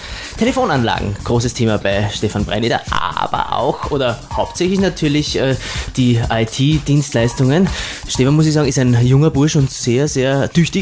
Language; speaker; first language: German; native; German